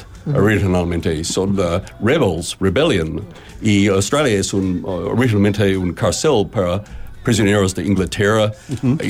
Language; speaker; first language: Spanish; non-native, learner; English